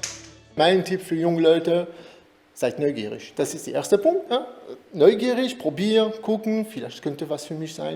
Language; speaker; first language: German; non-native, fluent; French